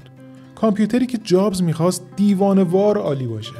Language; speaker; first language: Persian; native; Persian